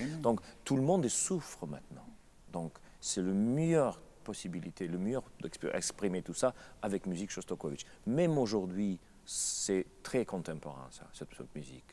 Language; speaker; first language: French; non-native, fluent; Russian